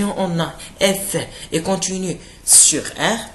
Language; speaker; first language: French; non-native, local second language; Arabic